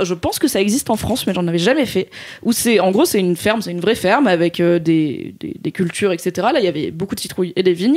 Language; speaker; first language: French; native; French